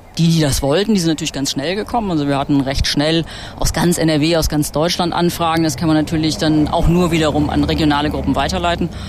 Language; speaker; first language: German; native; German